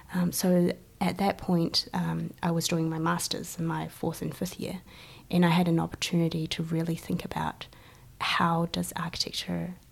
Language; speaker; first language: English; early bilingual, other home language; Chinese